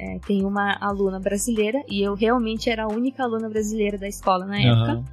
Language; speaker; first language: Portuguese; early bilingual, heritage; Japanese